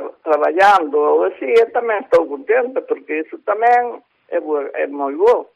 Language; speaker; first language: Galician; native; Galician